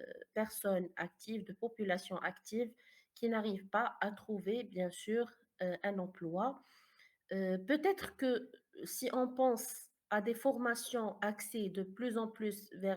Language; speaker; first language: French; non-native, fluent; Arabic